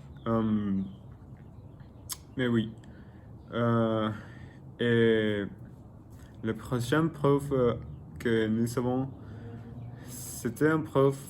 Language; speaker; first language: French; non-native, learner; Spanish